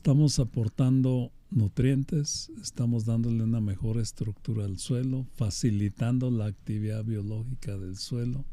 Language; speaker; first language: Spanish; native; Spanish